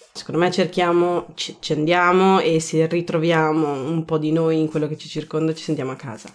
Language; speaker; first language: Italian; native; Italian